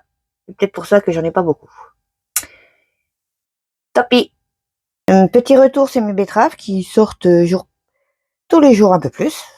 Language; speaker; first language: French; native; French